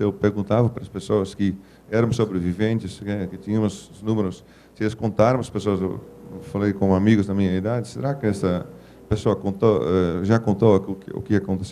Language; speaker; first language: Portuguese; non-native, fluent; Dutch